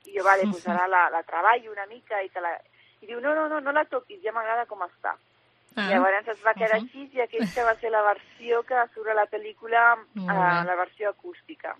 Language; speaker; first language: Catalan; early bilingual, heritage; English